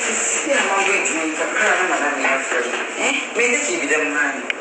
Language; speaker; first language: Arabic; non-native, learner; Hausa